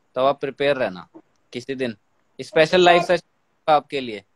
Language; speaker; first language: Hindi; native; Hindi